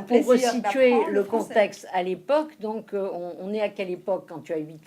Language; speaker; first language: French; native; French